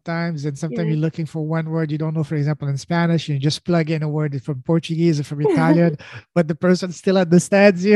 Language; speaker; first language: English; non-native, fluent; French